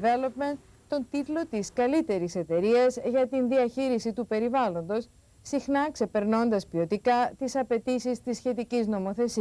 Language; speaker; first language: Greek; native; Greek